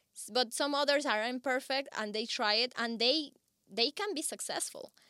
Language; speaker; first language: English; non-native, fluent; Spanish